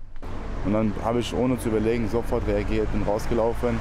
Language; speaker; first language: German; native; German